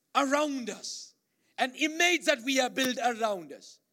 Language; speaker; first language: English; non-native, local second language; Malayalam